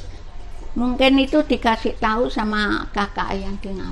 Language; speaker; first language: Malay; non-native, local second language; Javanese